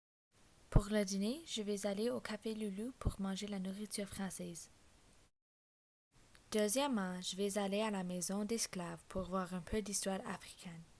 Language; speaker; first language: French; non-native, learner; English